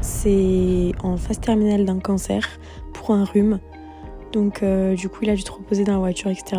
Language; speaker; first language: French; native; French